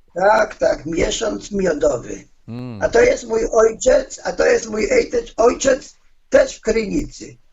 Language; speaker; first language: Polish; non-native, fluent; Hebrew